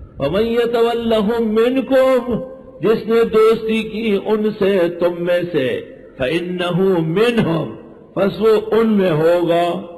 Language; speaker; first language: Urdu; non-native, local second language; Pashto